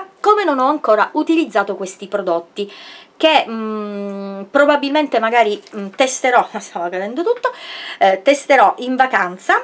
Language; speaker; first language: Italian; native; Italian